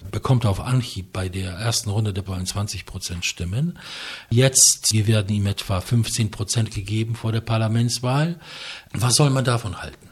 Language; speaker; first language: German; non-native, fluent; Polish